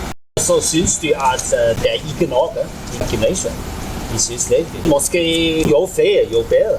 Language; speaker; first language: Danish; non-native, learner; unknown